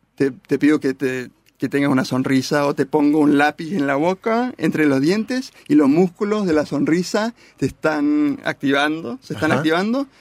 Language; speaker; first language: Spanish; early bilingual, heritage; Spanish